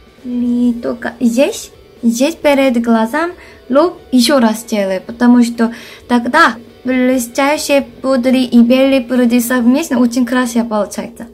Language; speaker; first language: Russian; non-native, fluent; Korean